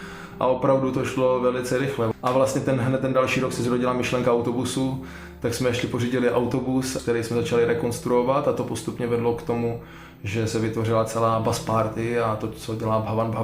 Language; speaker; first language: Czech; native; Czech